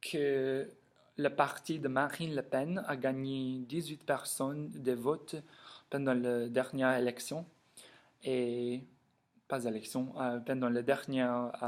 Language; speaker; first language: French; non-native, learner; English